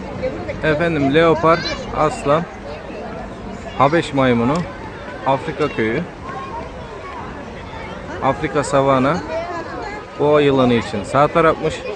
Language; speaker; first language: Turkish; native; Turkish